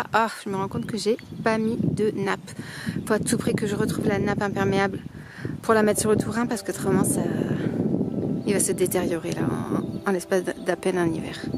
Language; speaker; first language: French; native; French